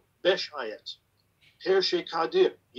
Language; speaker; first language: Turkish; non-native, fluent; English